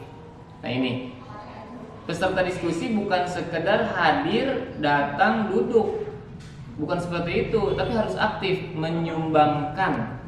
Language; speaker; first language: Indonesian; native; Indonesian